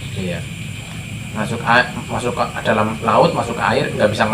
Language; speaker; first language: Indonesian; native; Indonesian